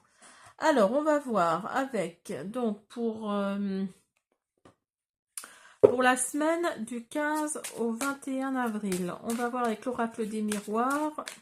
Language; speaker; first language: French; native; French